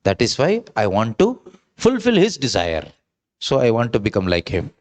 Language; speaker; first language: English; non-native, local second language; Kannada